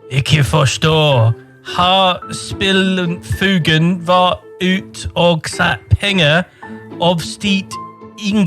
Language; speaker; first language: Norwegian; non-native, learner; English